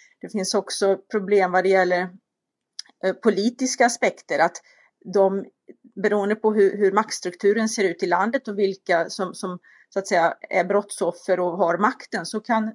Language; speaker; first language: Swedish; native; Swedish